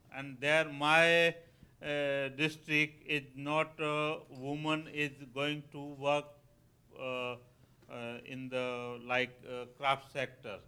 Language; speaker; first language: English; non-native, local second language; Kachhi